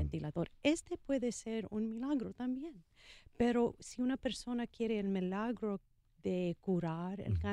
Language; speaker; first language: Spanish; non-native, learner; English